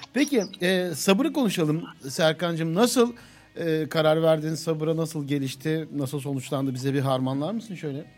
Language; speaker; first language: Turkish; native; Turkish